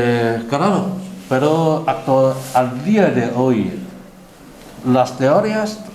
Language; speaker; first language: Spanish; non-native, learner; Chinese